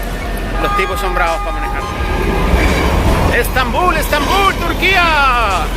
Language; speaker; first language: Spanish; native; Spanish